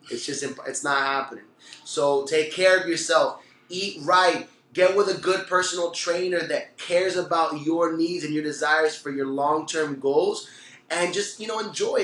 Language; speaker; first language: English; early bilingual, other home language; Spanish